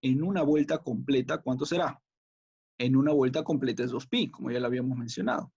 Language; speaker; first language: Spanish; native; Spanish